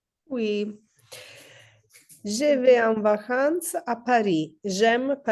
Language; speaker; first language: French; non-native, learner; Polish